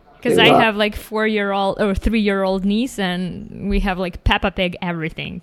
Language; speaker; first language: English; non-native, fluent; Ukrainian